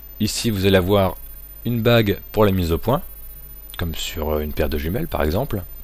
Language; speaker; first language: French; native; French